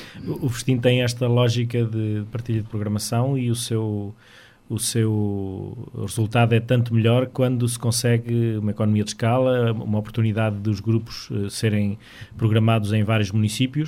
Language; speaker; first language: Portuguese; native; Portuguese